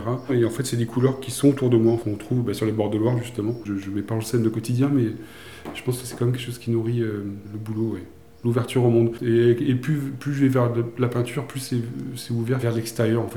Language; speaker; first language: French; native; French